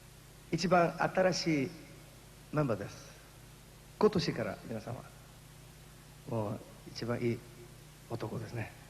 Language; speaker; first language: Japanese; non-native, fluent; Spanish